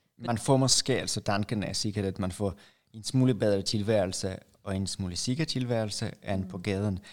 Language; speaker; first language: Danish; non-native, fluent; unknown